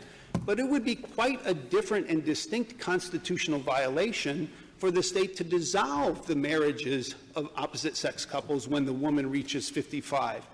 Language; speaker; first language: English; native; English